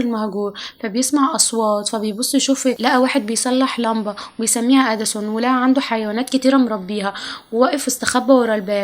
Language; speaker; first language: Arabic; native; Arabic